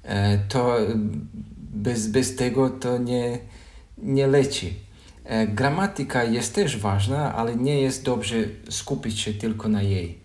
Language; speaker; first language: Polish; non-native, learner; Croatian